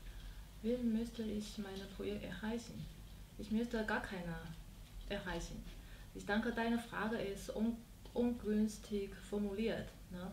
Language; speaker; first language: German; non-native, learner; Chinese